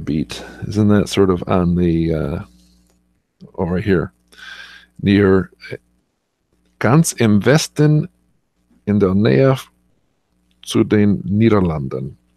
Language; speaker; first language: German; non-native, fluent; English